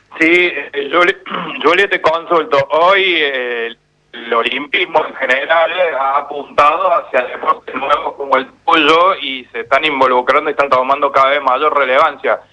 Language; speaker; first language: Spanish; native; Spanish